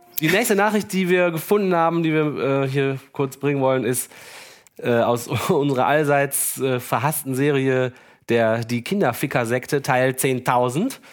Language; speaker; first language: German; native; German